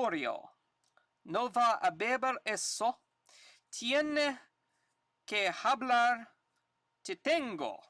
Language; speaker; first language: Spanish; non-native, learner; English